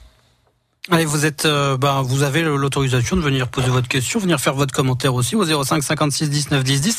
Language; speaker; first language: French; native; French